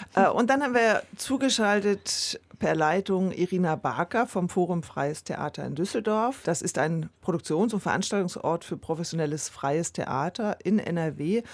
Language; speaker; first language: German; native; German